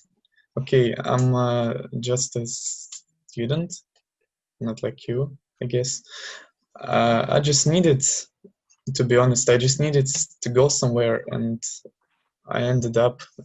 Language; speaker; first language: English; non-native, learner; Russian